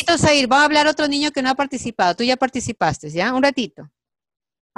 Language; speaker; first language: Spanish; native; Spanish